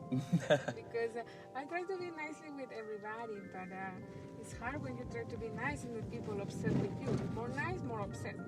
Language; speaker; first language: English; non-native, learner; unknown